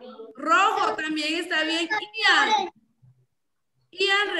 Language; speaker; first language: Spanish; native; Spanish